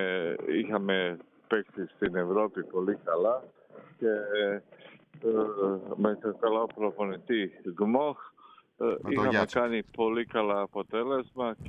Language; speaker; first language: Greek; non-native, fluent; Croatian